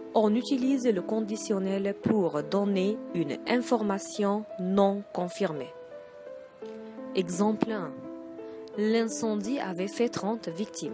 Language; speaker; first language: French; non-native, fluent; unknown